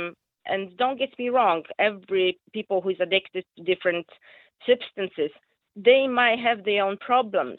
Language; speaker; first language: English; non-native, fluent; Polish